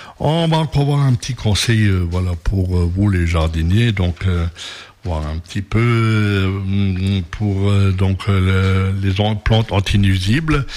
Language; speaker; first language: French; native; French